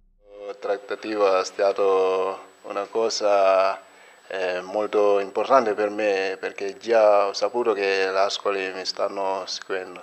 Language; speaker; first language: Italian; non-native, fluent; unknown